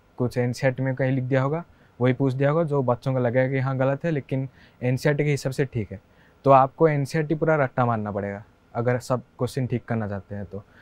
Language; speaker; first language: Hindi; native; Hindi